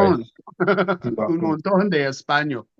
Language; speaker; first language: Spanish; non-native, learner; English